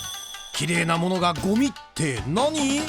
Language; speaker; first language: Japanese; native; Japanese